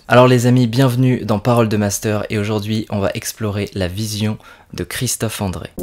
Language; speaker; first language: French; native; French